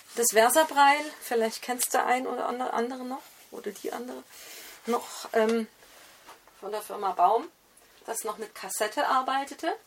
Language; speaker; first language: German; native; German